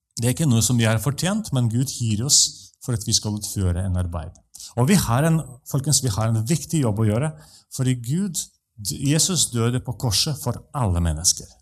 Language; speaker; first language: Norwegian; non-native, fluent; Russian